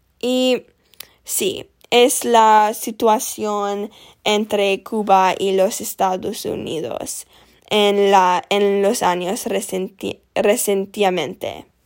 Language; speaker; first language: Spanish; non-native, learner; English